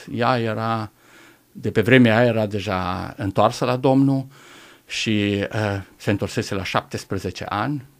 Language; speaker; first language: Romanian; non-native, local second language; German